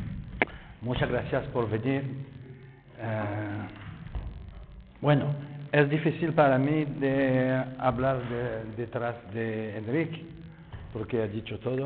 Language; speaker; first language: Spanish; non-native, fluent; French